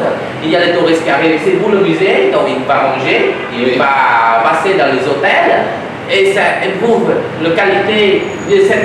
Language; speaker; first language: French; non-native, learner; Vietnamese